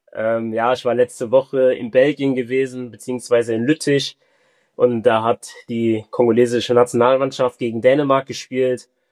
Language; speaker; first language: German; early bilingual, other home language; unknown